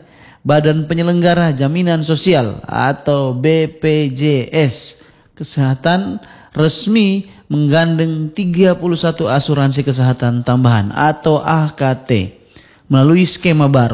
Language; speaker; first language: Indonesian; non-native, local second language; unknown